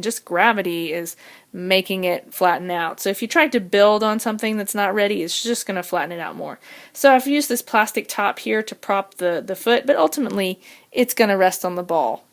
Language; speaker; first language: English; native; English